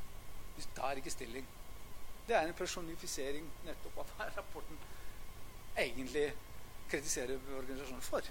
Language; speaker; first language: Norwegian; non-native, fluent; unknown